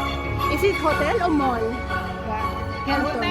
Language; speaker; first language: English; non-native, local second language; Filipino